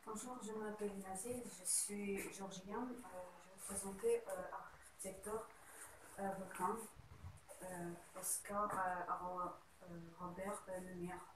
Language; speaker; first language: French; non-native, learner; Georgian